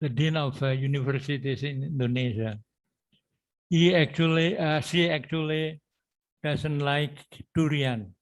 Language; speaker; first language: English; non-native, learner; Indonesian